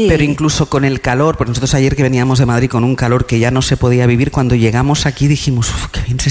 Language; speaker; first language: Spanish; native; Spanish